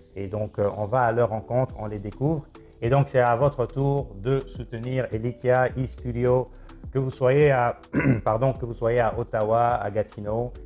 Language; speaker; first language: French; non-native, local second language; Lingala